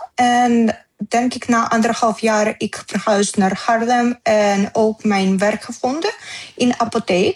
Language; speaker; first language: Dutch; non-native, learner; Ukrainian